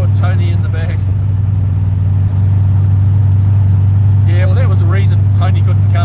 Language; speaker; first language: English; native; English